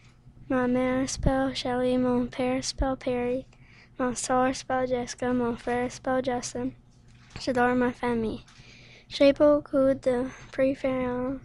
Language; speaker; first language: French; non-native, learner; English